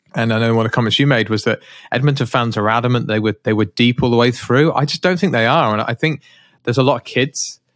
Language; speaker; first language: English; native; English